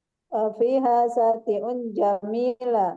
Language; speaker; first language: Arabic; non-native, learner; Indonesian